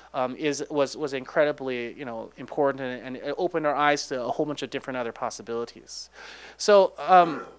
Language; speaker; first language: English; native; English